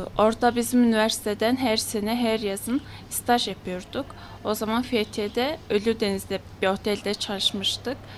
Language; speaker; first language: Turkish; non-native, fluent; Mongolian